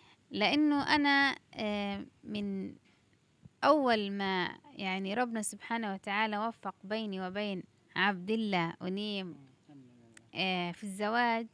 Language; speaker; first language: Arabic; native; Arabic